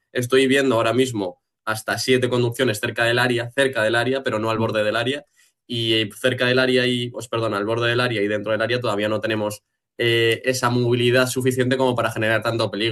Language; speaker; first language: Spanish; native; Spanish